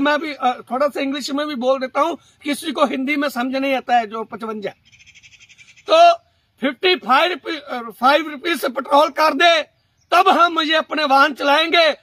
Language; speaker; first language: Hindi; non-native, local second language; Punjabi